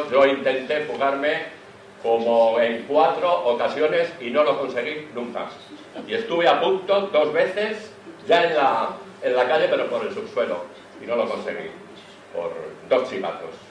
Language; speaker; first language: Spanish; native; Spanish